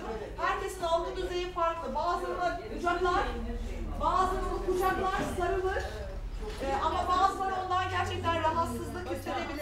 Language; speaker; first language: Turkish; native; Turkish